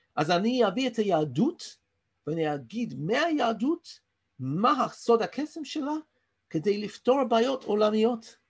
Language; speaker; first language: Hebrew; non-native, fluent; English